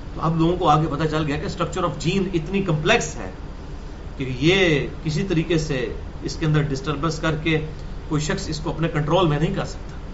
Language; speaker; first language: Urdu; non-native, local second language; Punjabi